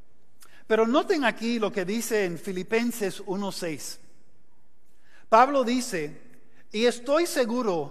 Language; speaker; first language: Spanish; non-native, fluent; English